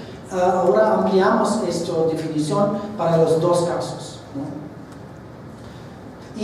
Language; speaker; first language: Spanish; non-native, fluent; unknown